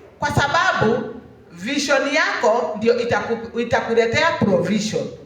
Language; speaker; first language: Swahili; non-native, local second language; Kikuyu